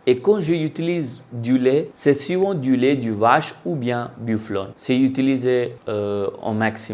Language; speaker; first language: French; non-native, local second language; Hindi